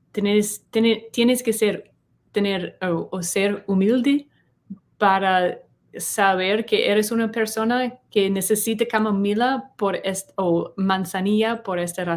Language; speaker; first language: Spanish; non-native, learner; English